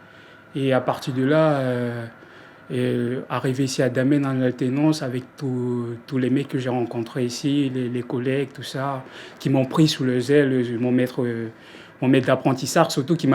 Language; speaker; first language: French; non-native, fluent; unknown